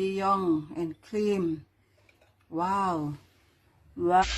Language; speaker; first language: English; non-native, learner; Thai